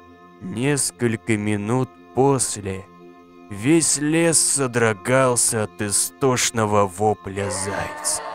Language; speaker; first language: Russian; native; Russian